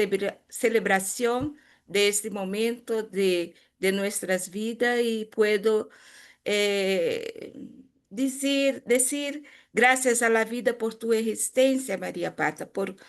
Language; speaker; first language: Spanish; non-native, fluent; Portuguese